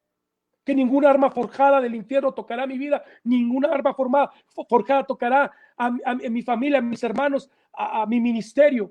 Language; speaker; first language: Spanish; native; Spanish